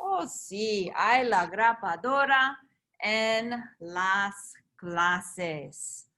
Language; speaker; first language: Spanish; non-native, fluent; English